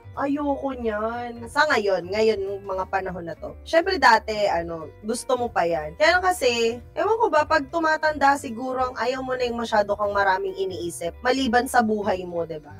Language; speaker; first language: Filipino; non-native, local second language; Bikol